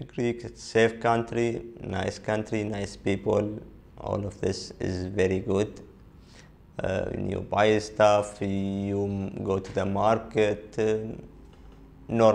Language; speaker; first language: English; non-native, learner; Arabic